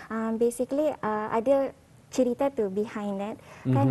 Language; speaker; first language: English; non-native, local second language; Malay